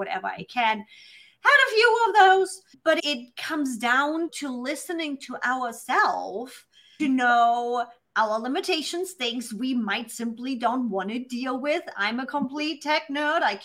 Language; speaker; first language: English; non-native, fluent; German